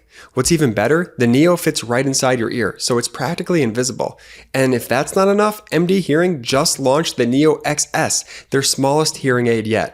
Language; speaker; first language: English; native; English